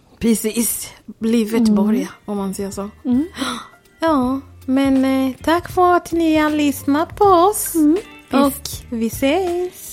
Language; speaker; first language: Swedish; non-native, fluent; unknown